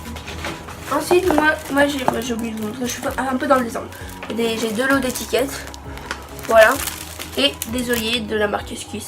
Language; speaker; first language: French; native; French